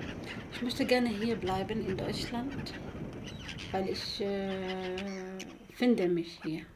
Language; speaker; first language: German; non-native, learner; Arabic